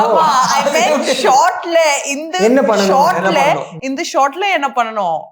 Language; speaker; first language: Tamil; non-native, learner; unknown